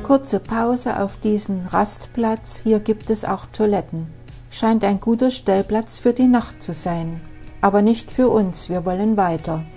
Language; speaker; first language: German; native; German